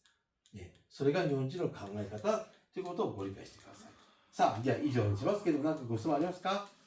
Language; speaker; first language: Japanese; native; Japanese